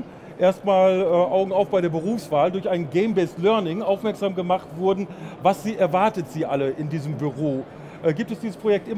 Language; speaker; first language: German; native; German